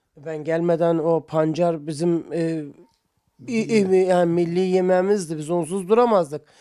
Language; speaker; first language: Turkish; native; Turkish